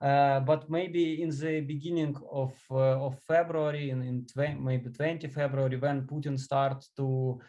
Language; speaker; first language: English; non-native, learner; Ukrainian